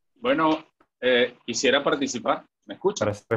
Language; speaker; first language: Spanish; native; Spanish